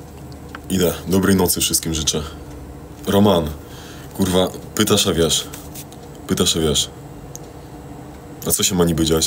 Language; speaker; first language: Polish; native; Polish